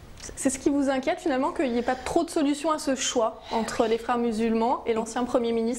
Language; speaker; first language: French; native; French